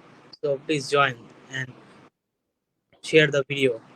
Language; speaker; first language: English; non-native, learner; Bangla